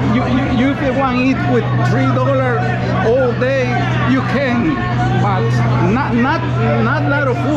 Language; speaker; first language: English; non-native, learner; Spanish